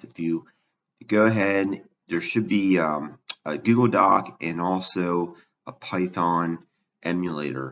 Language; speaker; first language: English; native; English